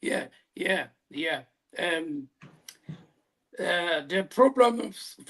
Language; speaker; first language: English; non-native, local second language; Portuguese